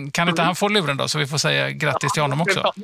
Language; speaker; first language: Swedish; native; Swedish